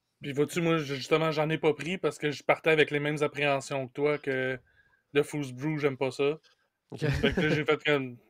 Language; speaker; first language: French; native; French